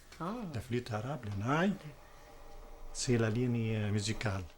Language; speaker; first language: French; non-native, fluent; Arabic